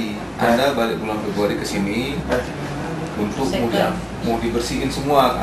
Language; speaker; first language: Indonesian; native; Indonesian